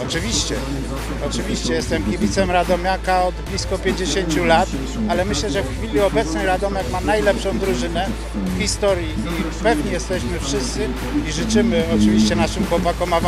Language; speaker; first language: Polish; native; Polish